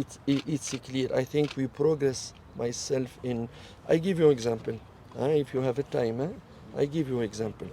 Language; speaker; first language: English; non-native, learner; French